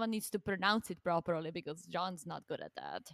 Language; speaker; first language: English; non-native, fluent; Czech